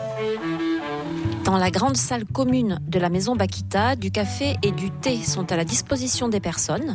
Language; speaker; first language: French; native; French